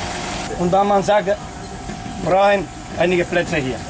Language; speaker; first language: German; non-native, learner; Spanish